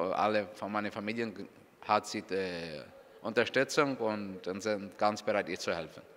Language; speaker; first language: German; non-native, local second language; Spanish